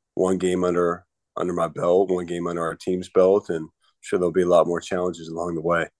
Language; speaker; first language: English; native; English